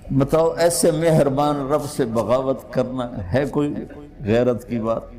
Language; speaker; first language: Urdu; non-native, local second language; Punjabi